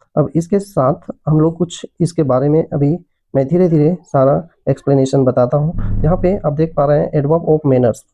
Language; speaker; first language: Hindi; native; Hindi